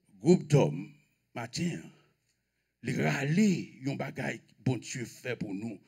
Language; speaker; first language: French; non-native, local second language; Haitian Creole